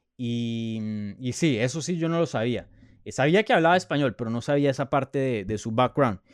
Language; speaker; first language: Spanish; native; Spanish